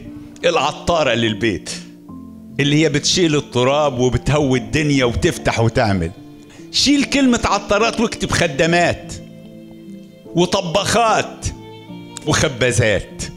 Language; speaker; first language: Arabic; native; Arabic